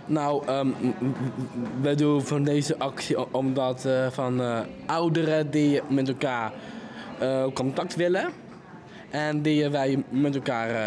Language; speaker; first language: Dutch; non-native, learner; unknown